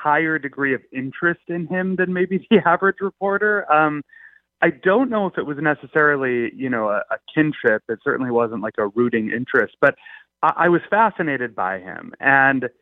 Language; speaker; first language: English; native; English